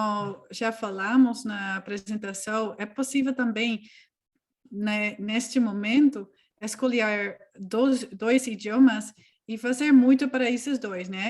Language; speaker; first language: Portuguese; non-native, fluent; Dutch